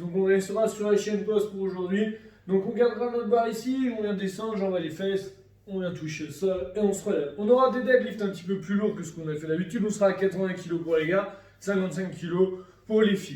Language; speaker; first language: French; native; French